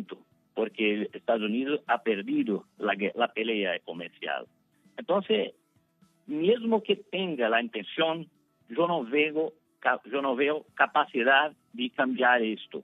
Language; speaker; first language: Spanish; non-native, fluent; Portuguese